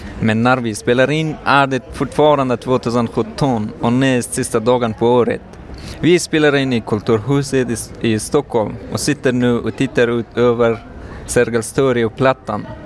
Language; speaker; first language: Swedish; non-native, learner; Persian